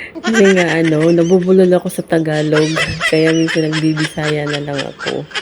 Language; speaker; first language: Filipino; non-native, local second language; Cebuano